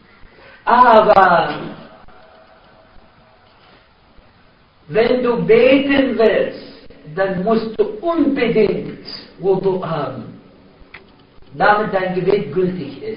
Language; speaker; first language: German; non-native, fluent; Arabic